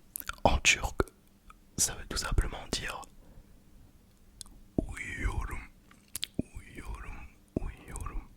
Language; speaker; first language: Turkish; early bilingual, heritage; Turkish